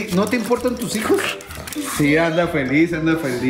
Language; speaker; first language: Spanish; native; Spanish